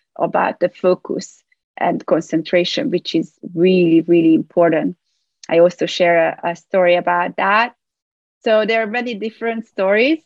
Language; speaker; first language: English; non-native, fluent; Hungarian